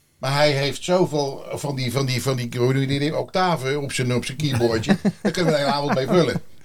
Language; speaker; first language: Dutch; native; Dutch